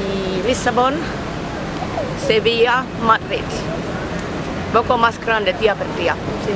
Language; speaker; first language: Spanish; non-native, learner; Finnish